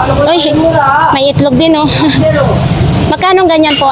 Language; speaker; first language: Filipino; native; Filipino